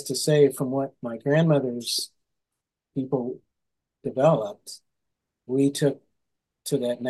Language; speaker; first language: English; native; English